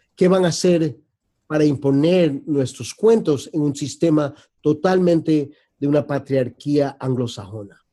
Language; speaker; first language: Spanish; early bilingual, heritage; Spanish